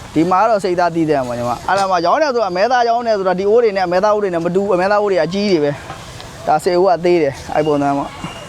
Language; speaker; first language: Burmese; native; Burmese